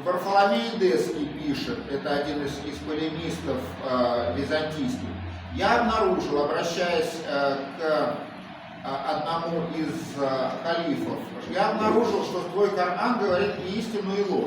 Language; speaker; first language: Russian; native; Russian